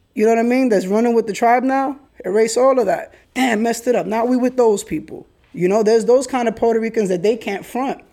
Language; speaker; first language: English; early bilingual, other home language; Spanish